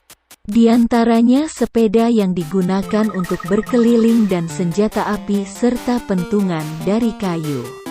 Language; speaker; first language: Indonesian; native; Indonesian